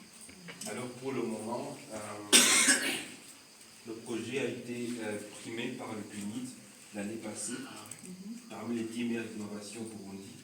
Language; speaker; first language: French; non-native, local second language; Rundi